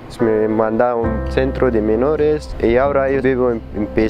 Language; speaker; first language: Spanish; non-native, learner; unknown